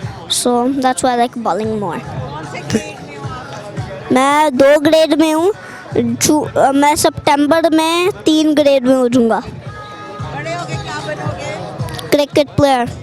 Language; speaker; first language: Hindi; early bilingual, heritage; Hindi